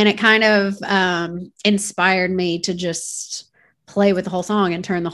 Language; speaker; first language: English; native; English